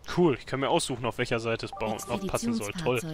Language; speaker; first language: German; native; German